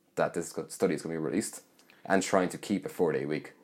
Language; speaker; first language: English; native; English